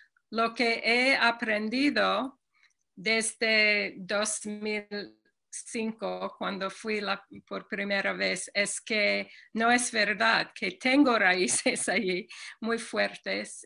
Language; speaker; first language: Spanish; non-native, fluent; English